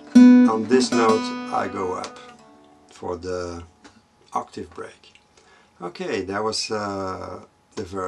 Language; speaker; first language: English; non-native, fluent; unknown